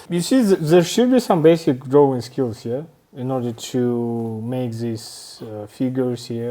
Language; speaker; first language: English; non-native, fluent; Russian